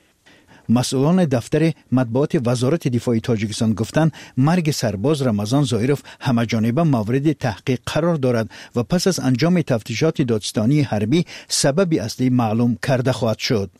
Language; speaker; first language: Persian; native; Persian